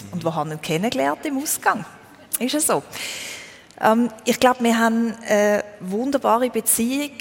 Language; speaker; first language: German; native; German